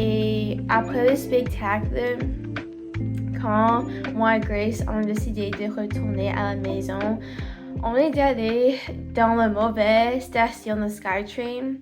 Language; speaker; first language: French; non-native, learner; English